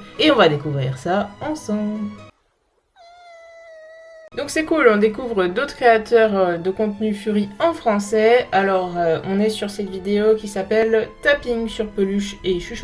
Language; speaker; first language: French; native; French